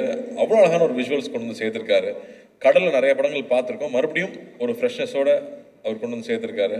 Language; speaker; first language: Tamil; native; Tamil